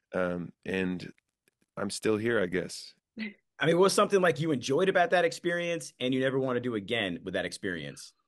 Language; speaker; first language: English; native; English